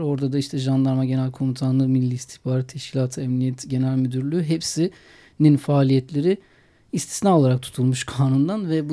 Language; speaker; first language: Turkish; native; Turkish